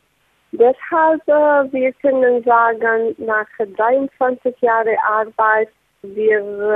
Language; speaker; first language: German; non-native, learner; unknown